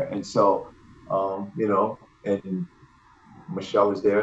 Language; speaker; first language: English; native; English